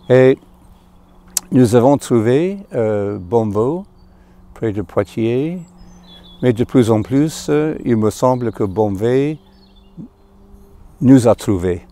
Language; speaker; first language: French; non-native, fluent; English